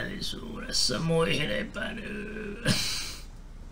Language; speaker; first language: Finnish; native; Finnish